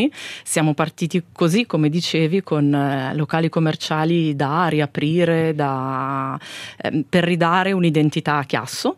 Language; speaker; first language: Italian; native; Italian